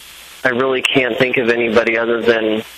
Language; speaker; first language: English; native; English